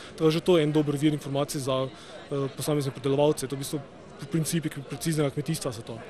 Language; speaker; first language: Slovenian; native; Slovenian